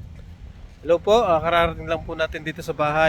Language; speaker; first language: Filipino; native; Filipino